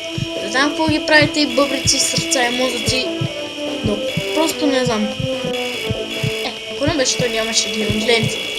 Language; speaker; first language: Bulgarian; native; Bulgarian